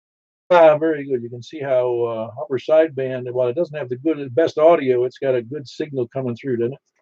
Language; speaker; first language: English; native; English